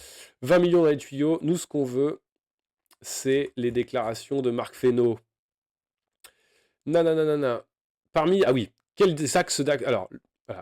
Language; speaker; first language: French; native; French